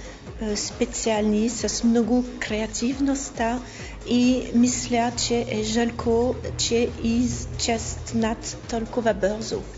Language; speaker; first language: Bulgarian; non-native, fluent; French